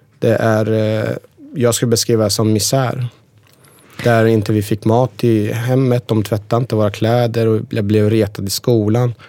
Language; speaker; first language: Swedish; early bilingual, other home language; Persian